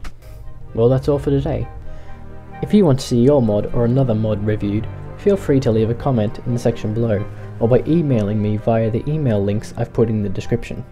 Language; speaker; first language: English; native; English